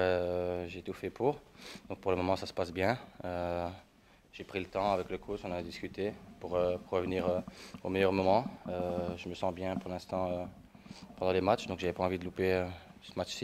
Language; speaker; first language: French; native; French